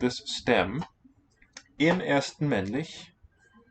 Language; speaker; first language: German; non-native, learner; English